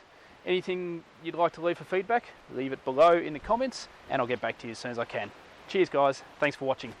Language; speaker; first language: English; native; English